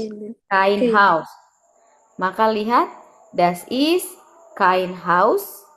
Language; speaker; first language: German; non-native, fluent; Indonesian